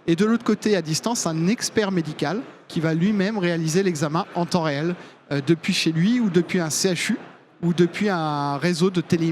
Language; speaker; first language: French; native; French